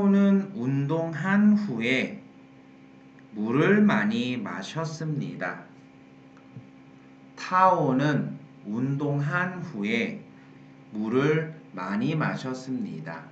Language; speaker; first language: Korean; non-native, fluent; Vietnamese